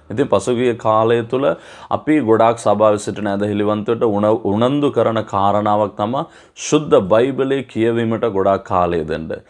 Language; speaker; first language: Sinhala; non-native, local second language; Tamil